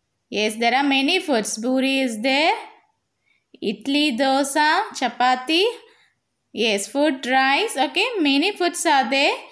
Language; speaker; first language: English; non-native, local second language; Tamil